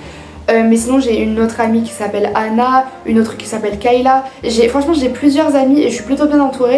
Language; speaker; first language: French; native; French